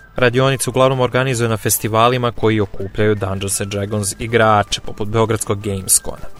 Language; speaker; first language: Serbian; native; Serbian